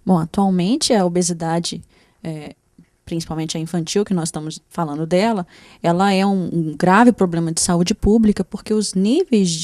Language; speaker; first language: Portuguese; native; Portuguese